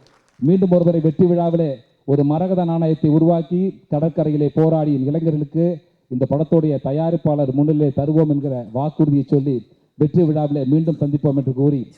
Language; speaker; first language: Tamil; native; Tamil